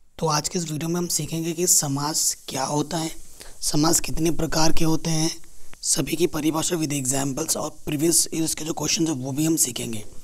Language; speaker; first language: Hindi; native; Hindi